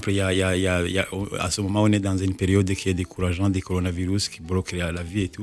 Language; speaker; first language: French; non-native, local second language; Kinyarwanda